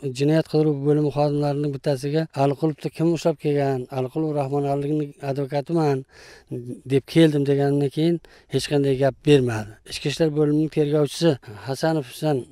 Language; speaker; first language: Uzbek; native; Uzbek